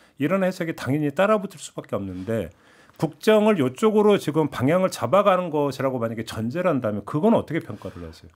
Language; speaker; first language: Korean; native; Korean